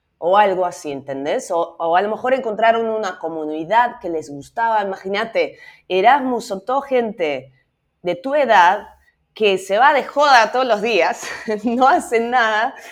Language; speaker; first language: Spanish; non-native, fluent; Dutch